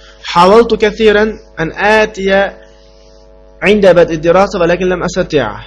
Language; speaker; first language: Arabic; non-native, fluent; Uyghur